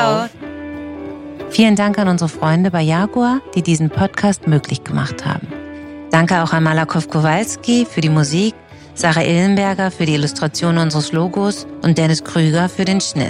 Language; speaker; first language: German; native; German